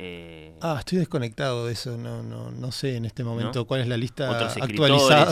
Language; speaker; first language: Spanish; native; Spanish